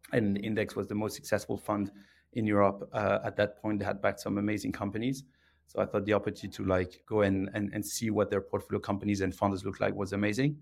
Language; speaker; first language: English; non-native, fluent; French